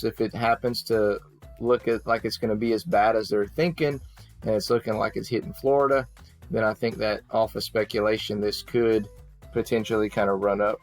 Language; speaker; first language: English; native; English